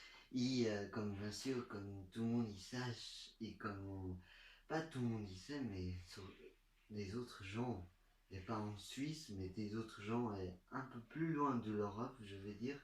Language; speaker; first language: French; non-native, learner; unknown